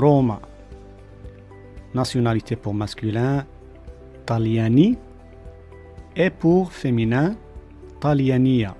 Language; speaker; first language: French; non-native, local second language; Arabic